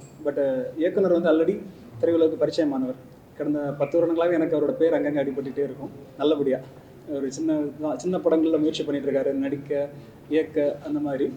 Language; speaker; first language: Tamil; native; Tamil